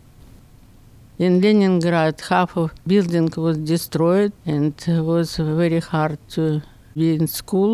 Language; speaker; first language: English; non-native, learner; Russian